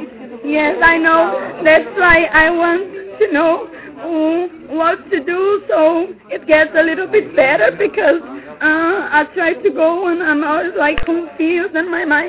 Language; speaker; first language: English; non-native, fluent; Dutch